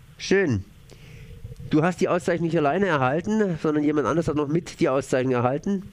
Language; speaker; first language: German; native; German